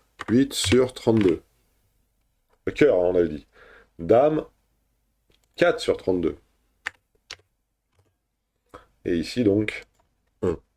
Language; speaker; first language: French; native; French